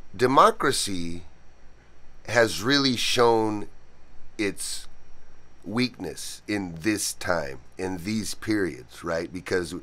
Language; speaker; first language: English; early bilingual, other home language; Spanish